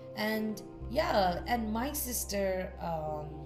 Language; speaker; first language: English; non-native, fluent; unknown